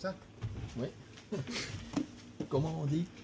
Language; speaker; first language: French; non-native, learner; German